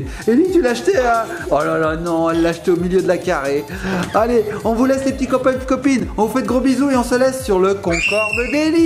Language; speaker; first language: French; native; French